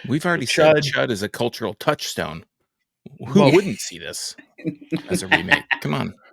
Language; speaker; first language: English; native; English